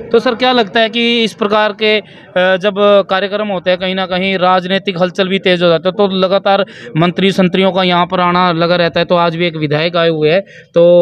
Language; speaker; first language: Hindi; native; Hindi